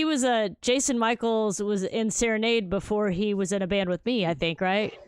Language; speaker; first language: English; native; English